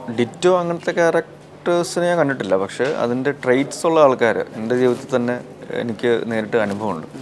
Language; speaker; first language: Malayalam; native; Malayalam